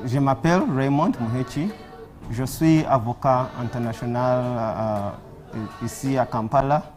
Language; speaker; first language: French; non-native, learner; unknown